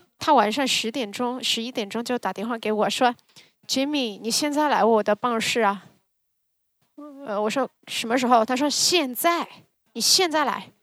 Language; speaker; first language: Chinese; early bilingual, heritage; Chinese